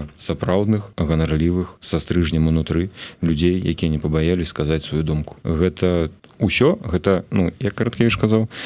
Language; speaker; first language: Belarusian; non-native, local second language; Russian